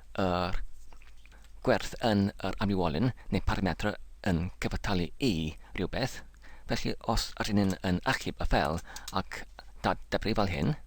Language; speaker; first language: Welsh; non-native, learner; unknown